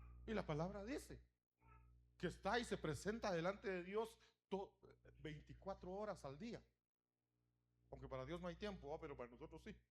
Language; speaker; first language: Spanish; native; Spanish